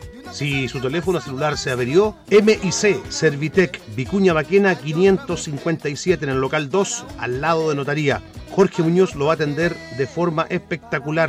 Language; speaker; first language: Spanish; native; Spanish